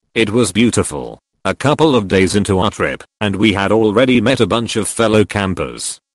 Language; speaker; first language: English; early bilingual, other home language; Serbian